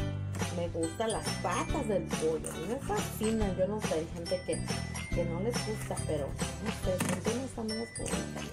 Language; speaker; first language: Spanish; native; Spanish